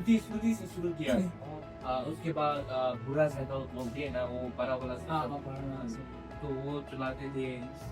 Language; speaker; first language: Hindi; non-native, local second language; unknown